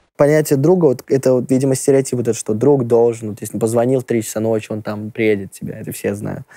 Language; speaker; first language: Russian; native; Russian